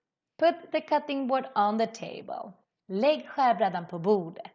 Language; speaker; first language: Swedish; native; Swedish